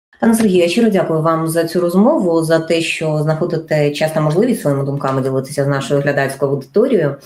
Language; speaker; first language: Ukrainian; native; Ukrainian